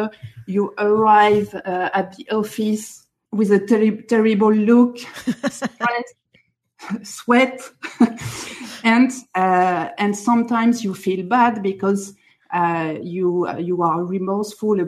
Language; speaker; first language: English; non-native, fluent; French